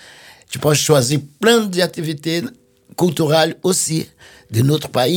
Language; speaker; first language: French; non-native, fluent; Portuguese